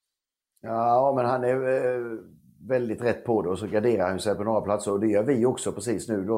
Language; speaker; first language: Swedish; native; Swedish